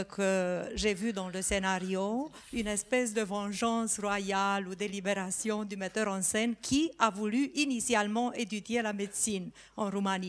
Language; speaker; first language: French; non-native, fluent; Romanian